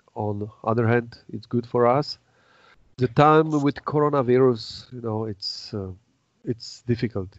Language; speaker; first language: English; non-native, fluent; Czech